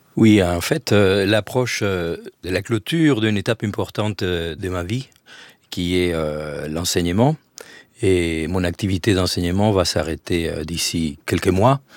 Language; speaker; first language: French; non-native, fluent; Spanish